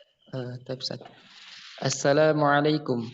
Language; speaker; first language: Arabic; non-native, learner; Indonesian